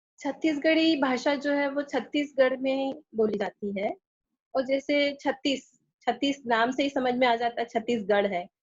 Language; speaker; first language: Hindi; non-native, local second language; Chhattisgarhi